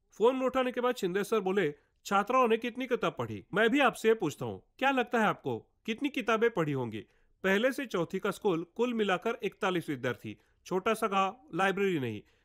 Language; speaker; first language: Hindi; non-native, local second language; Marathi